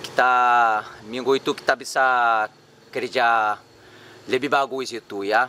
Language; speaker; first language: Indonesian; non-native, learner; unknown